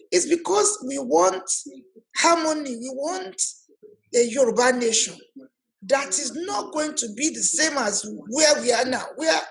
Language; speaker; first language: English; non-native, local second language; Yoruba